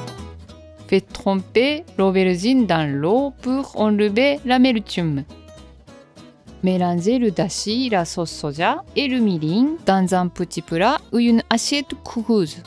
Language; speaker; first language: French; non-native, learner; Japanese